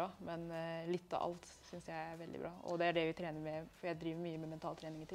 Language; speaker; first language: Norwegian; early bilingual, other home language; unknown